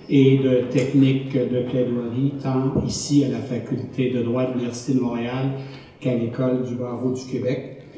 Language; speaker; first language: French; native; French